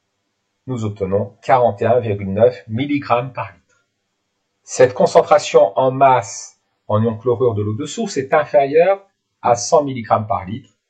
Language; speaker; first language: French; native; French